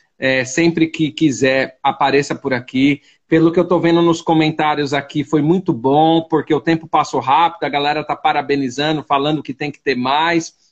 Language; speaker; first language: Portuguese; native; Portuguese